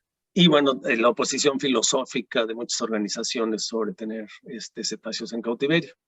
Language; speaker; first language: Spanish; native; Spanish